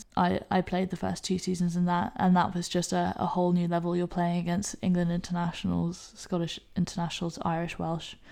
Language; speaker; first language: English; native; English